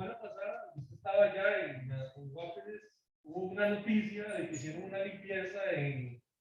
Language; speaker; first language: Spanish; native; Spanish